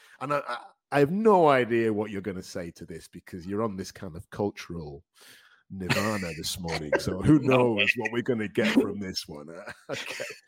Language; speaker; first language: English; native; English